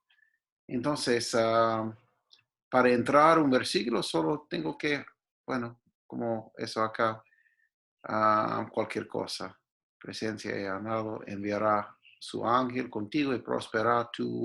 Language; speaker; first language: Spanish; non-native, fluent; English